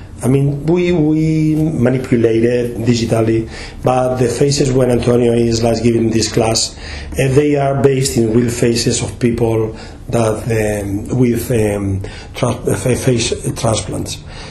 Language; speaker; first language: English; non-native, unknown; Spanish